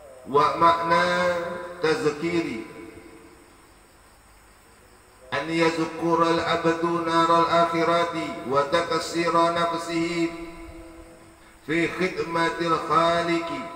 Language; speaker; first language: Arabic; non-native, fluent; Indonesian